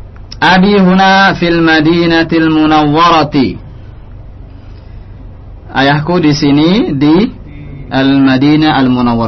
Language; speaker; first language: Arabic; non-native, fluent; Indonesian